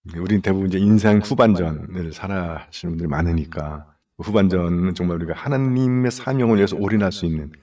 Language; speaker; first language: Korean; native; Korean